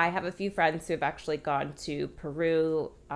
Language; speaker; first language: English; native; English